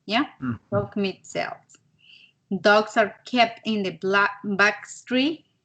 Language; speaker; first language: English; non-native, learner; Spanish